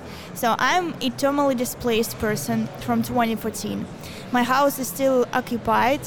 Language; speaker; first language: English; non-native, fluent; Ukrainian